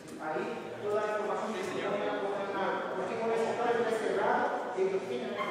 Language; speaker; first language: Spanish; non-native, fluent; Portuguese